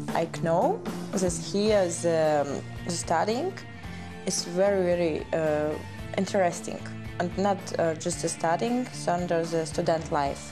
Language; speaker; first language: English; non-native, learner; German